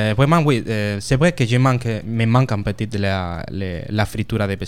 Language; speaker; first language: French; non-native, learner; Spanish